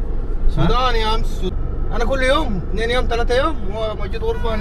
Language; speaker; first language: Arabic; non-native, learner; Hindi